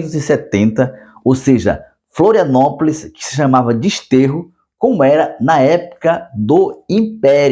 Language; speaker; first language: Portuguese; native; Portuguese